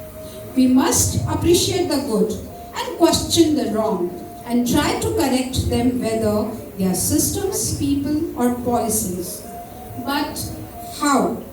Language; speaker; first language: English; non-native, local second language; Marathi